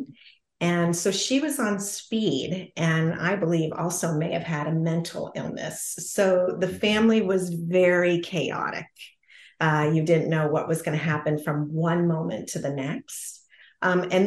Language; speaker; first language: English; native; English